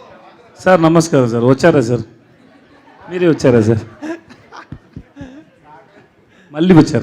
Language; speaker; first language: Telugu; non-native, learner; Tamil